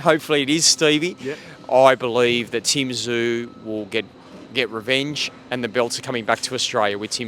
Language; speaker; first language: English; native; English